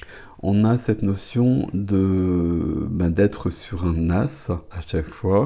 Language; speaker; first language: French; native; French